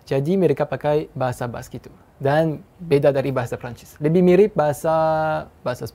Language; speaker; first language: Indonesian; non-native, fluent; French